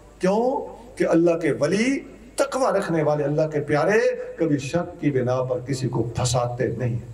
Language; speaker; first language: Urdu; non-native, local second language; Punjabi